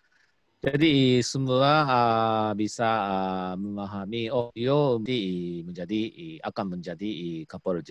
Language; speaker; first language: Indonesian; non-native, learner; Japanese